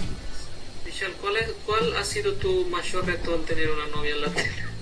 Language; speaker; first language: Spanish; non-native, fluent; Hindi